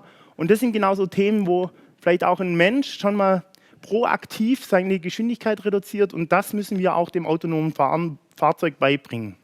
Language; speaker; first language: German; native; German